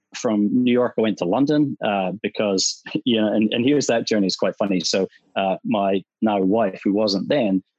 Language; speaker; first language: English; native; English